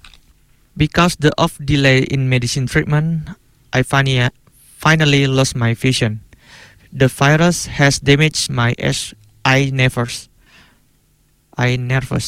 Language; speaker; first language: English; non-native, learner; Indonesian